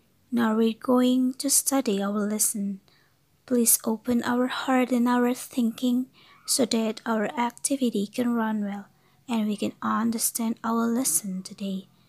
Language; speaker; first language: English; non-native, fluent; Indonesian